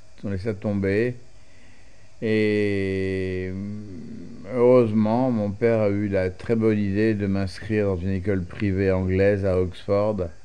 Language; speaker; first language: French; native; French